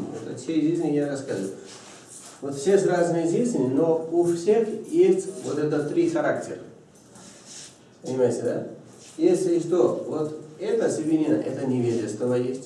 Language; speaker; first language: Russian; non-native, learner; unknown